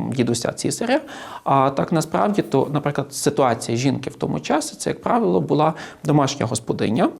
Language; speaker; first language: Ukrainian; native; Ukrainian